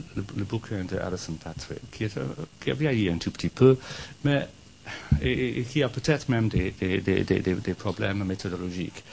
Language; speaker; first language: French; non-native, fluent; English